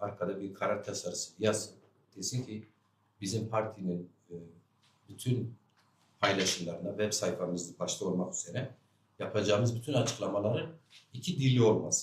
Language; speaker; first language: Turkish; non-native, local second language; Kurdish